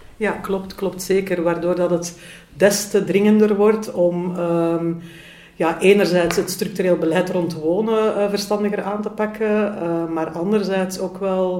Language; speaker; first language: Dutch; native; Dutch